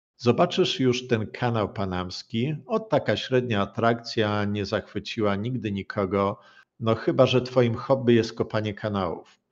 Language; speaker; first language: Polish; native; Polish